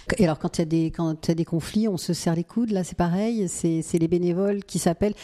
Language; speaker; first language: French; native; French